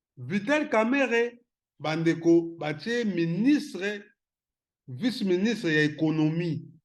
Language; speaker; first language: Lingala; non-native, local second language; Kongo